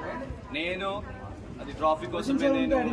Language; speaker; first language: Telugu; non-native, learner; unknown